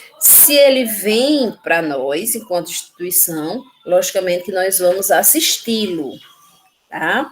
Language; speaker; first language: Portuguese; native; Portuguese